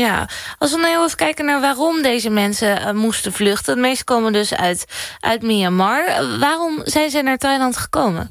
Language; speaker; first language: Dutch; native; Dutch